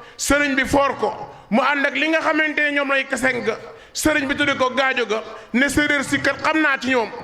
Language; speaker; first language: Wolof; non-native, local second language; Serer